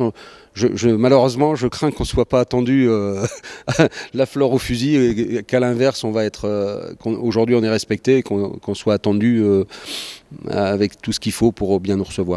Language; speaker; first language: French; native; French